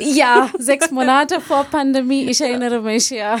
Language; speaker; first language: German; non-native, learner; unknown